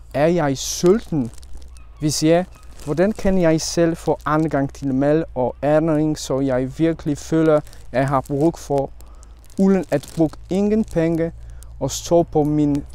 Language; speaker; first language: Danish; non-native, learner; Polish